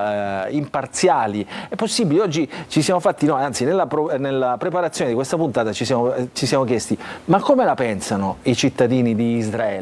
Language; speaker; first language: Italian; native; Italian